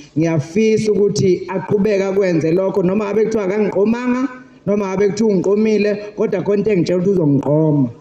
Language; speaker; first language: Zulu; native; Zulu